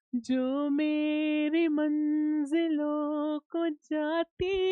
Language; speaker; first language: Hindi; non-native, local second language; Gujarati